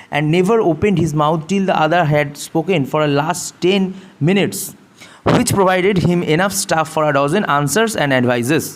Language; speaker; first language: English; non-native, local second language; Bangla